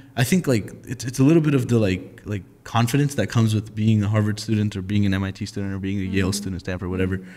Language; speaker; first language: English; early bilingual, other home language; Nepali